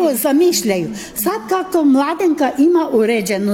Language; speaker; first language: Croatian; native; Croatian